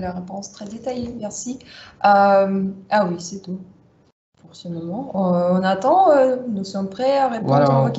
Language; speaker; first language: French; non-native, fluent; Russian